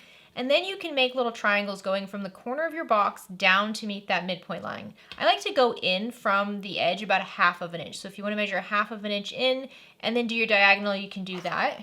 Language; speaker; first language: English; native; English